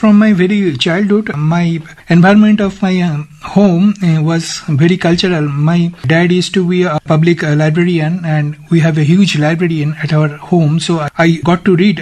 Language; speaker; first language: English; non-native, local second language; Bangla